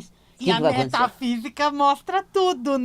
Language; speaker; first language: Portuguese; native; Portuguese